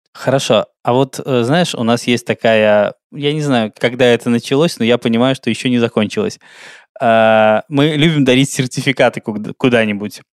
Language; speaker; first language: Russian; native; Russian